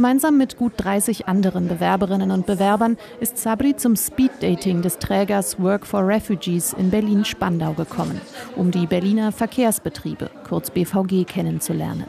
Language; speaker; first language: German; native; German